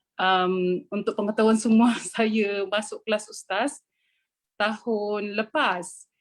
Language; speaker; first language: Malay; non-native, fluent; Filipino